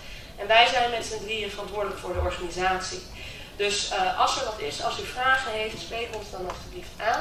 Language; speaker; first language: Dutch; native; Dutch